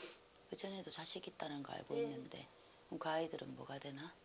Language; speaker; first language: Korean; native; Korean